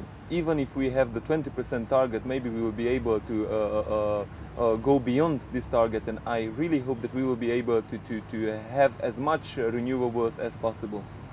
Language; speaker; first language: English; non-native, fluent; Hungarian